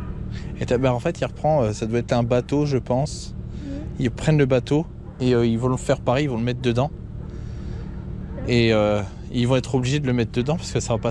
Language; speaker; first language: French; native; French